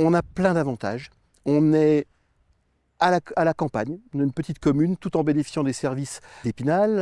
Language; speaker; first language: French; native; French